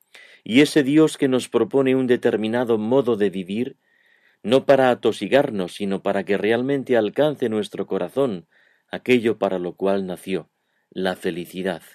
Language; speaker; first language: Spanish; native; Spanish